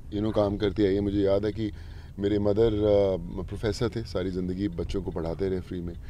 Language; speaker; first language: Hindi; native; Hindi